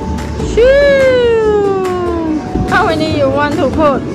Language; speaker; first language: English; non-native, learner; Khmer